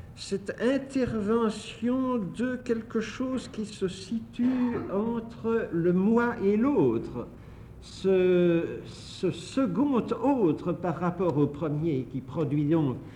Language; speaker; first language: French; native; French